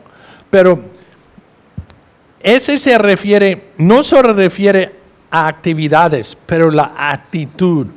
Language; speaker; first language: Spanish; non-native, fluent; English